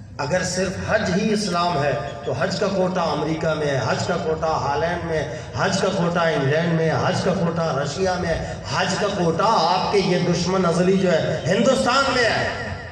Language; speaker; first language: Urdu; non-native, local second language; Baluchi